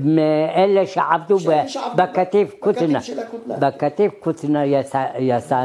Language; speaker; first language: Hebrew; early bilingual, other home language; Arabic